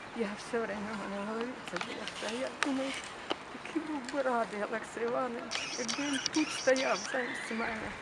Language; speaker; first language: Ukrainian; native; Ukrainian